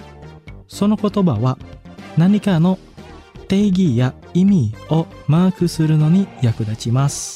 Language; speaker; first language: Japanese; non-native, fluent; Indonesian